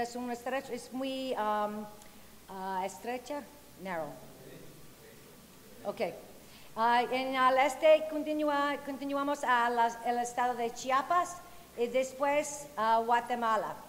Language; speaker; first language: Spanish; non-native, fluent; English